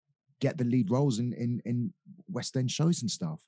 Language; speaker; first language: English; native; English